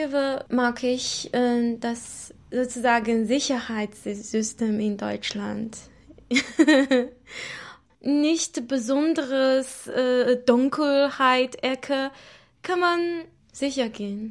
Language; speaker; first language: German; non-native, learner; Chinese